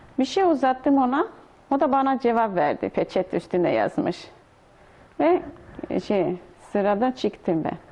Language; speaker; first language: Turkish; non-native, learner; Russian